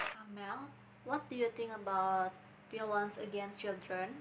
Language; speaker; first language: English; non-native, learner; Indonesian